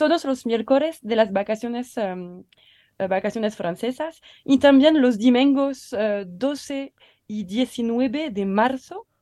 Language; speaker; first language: Spanish; non-native, learner; French